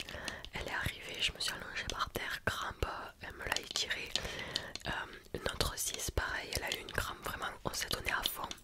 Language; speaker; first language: French; native; French